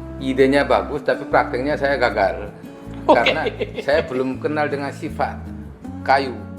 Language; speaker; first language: Indonesian; non-native, fluent; Korean